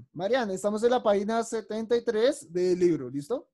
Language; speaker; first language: Spanish; native; Spanish